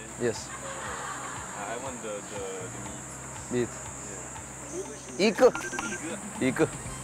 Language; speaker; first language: English; non-native, learner; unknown